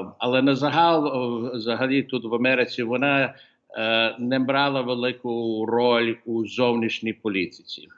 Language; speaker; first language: Ukrainian; early bilingual, heritage; Ukrainian